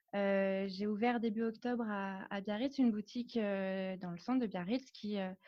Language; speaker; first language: French; native; French